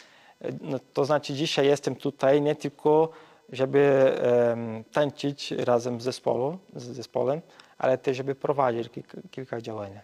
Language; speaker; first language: Polish; early bilingual, heritage; Portuguese